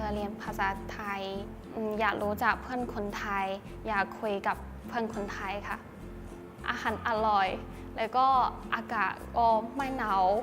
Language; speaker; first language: Thai; non-native, learner; Chinese